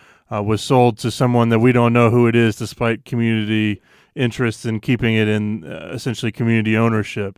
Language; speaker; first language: English; native; English